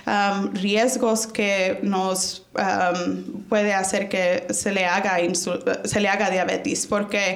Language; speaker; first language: Spanish; early bilingual, heritage; Spanish